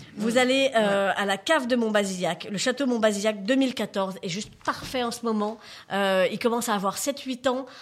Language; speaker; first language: French; native; French